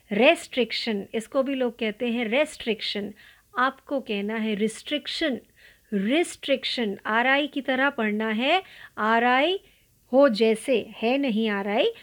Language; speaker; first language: Hindi; non-native, local second language; Marathi